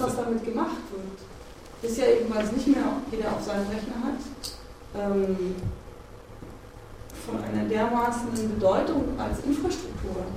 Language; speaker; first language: German; native; German